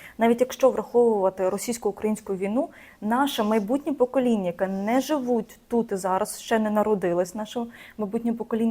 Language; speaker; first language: Ukrainian; non-native, local second language; Russian